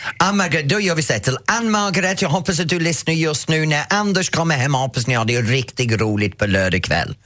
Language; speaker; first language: Swedish; non-native, fluent; English